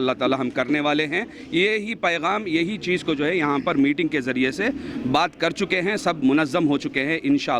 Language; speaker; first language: Urdu; native; Urdu